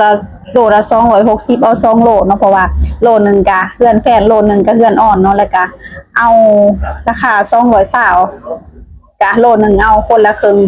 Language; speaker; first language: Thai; non-native, local second language; Lao